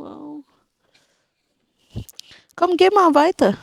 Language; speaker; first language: German; non-native, fluent; Indonesian